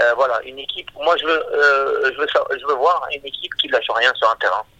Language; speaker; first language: French; non-native, local second language; Arabic